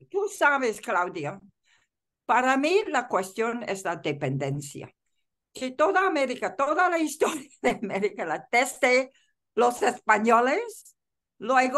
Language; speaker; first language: Spanish; non-native, fluent; Chinese